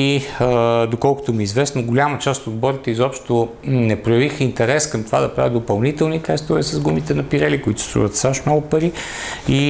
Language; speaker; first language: Bulgarian; native; Bulgarian